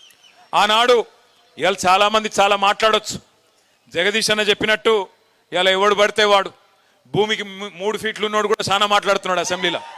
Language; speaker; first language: Telugu; native; Telugu